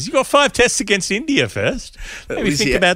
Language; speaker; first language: English; native; English